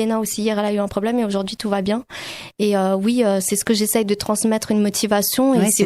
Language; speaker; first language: French; native; French